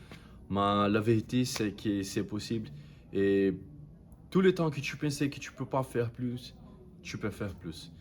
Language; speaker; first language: French; non-native, learner; Portuguese